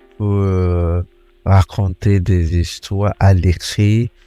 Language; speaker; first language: French; non-native, fluent; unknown